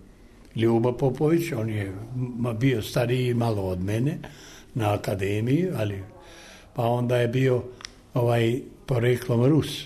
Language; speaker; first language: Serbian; non-native, local second language; Albanian